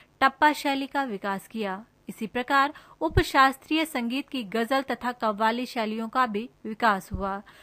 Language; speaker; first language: Hindi; native; Hindi